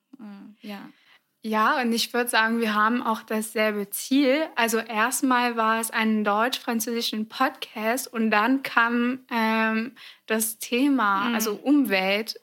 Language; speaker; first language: German; non-native, fluent; French